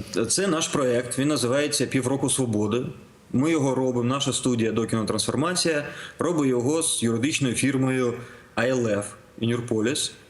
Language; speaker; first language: Ukrainian; non-native, local second language; Russian